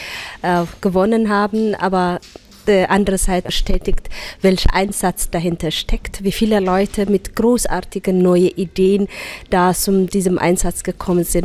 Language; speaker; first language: German; non-native, fluent; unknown